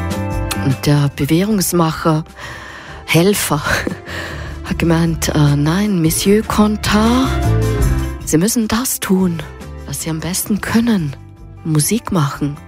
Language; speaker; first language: German; native; German